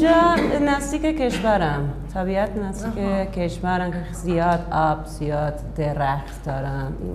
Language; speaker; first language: Persian; non-native, learner; Spanish